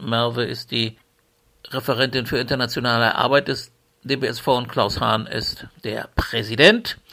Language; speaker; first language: German; native; German